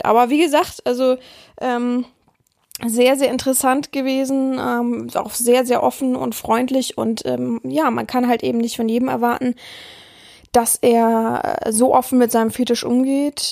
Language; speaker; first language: German; native; German